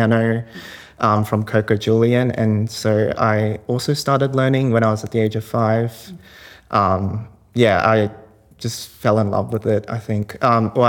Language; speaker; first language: English; native; English